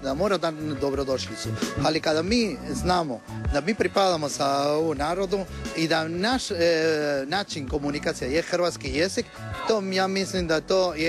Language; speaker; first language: Croatian; non-native, learner; Spanish